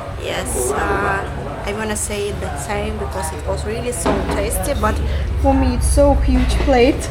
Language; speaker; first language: English; non-native, learner; Russian